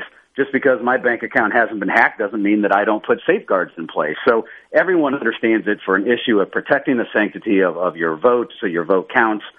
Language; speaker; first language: English; native; English